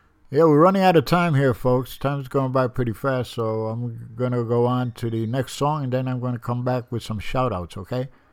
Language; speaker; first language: English; early bilingual, other home language; Spanish